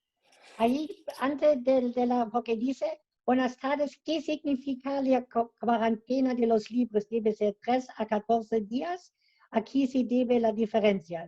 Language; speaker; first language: Spanish; non-native, fluent; German